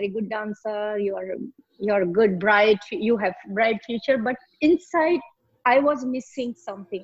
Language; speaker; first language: English; non-native, local second language; Hindi